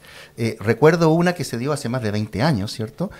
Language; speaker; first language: Spanish; native; Spanish